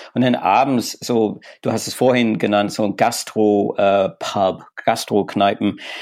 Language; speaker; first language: German; non-native, fluent; English